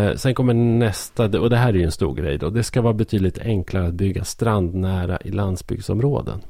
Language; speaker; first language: Swedish; native; Swedish